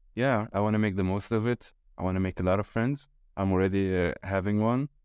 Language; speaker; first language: English; non-native, fluent; Arabic